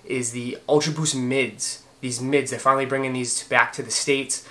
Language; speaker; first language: English; native; English